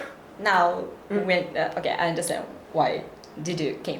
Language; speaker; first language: English; non-native, fluent; Russian